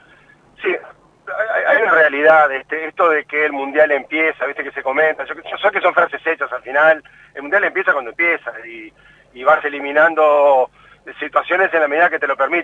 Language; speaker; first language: Spanish; native; Spanish